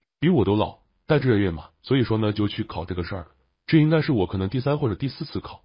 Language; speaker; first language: Chinese; native; Chinese